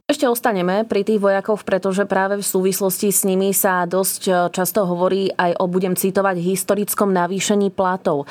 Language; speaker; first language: Slovak; native; Slovak